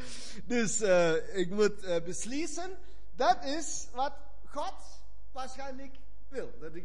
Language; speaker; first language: Dutch; non-native, fluent; German